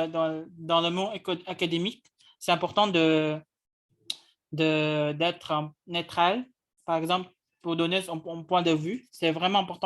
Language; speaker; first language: French; non-native, learner; English